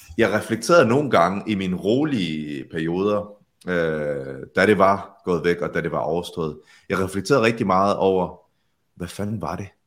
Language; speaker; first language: Danish; early bilingual, other home language; Arabic